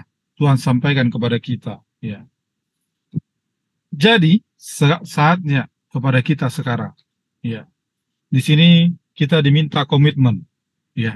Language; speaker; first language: Indonesian; native; Indonesian